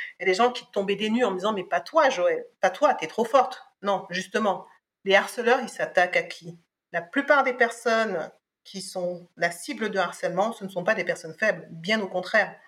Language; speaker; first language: French; early bilingual, other home language; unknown